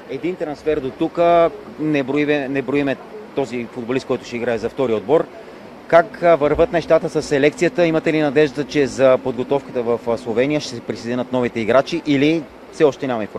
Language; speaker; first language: Bulgarian; native; Bulgarian